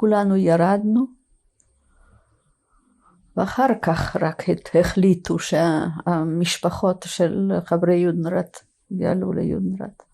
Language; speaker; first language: Hebrew; non-native, fluent; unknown